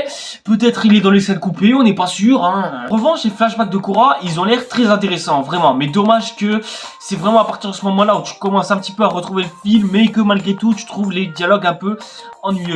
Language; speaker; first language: French; native; French